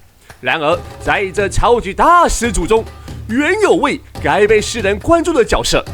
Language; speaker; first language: Chinese; native; Chinese